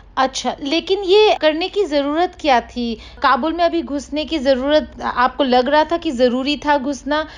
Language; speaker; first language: Urdu; native; Urdu